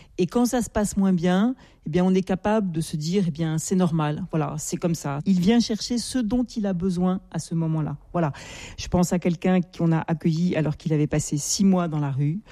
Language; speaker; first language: French; native; French